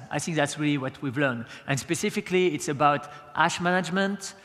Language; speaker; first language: English; non-native, fluent; French